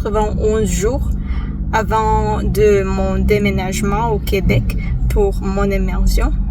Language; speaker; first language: French; non-native, fluent; English